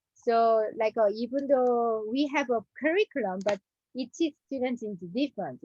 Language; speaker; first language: English; non-native, learner; Korean